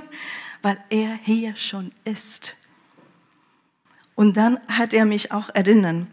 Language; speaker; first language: German; early bilingual, heritage; German